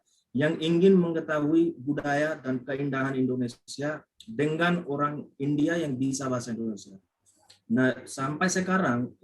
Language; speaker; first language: Indonesian; non-native, fluent; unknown